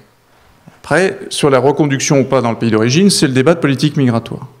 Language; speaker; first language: French; native; French